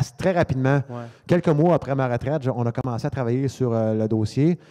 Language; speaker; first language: French; native; French